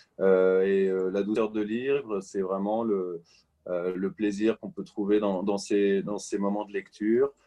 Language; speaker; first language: French; native; French